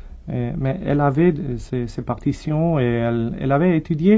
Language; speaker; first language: French; non-native, fluent; English